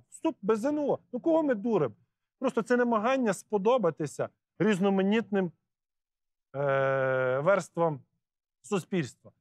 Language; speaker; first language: Ukrainian; native; Ukrainian